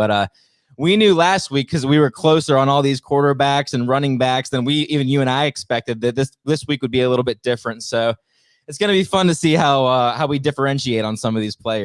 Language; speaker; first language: English; native; English